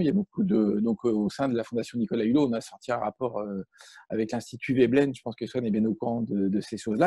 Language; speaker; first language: French; native; French